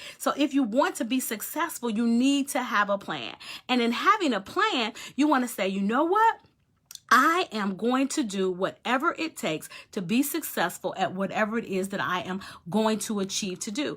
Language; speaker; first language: English; native; English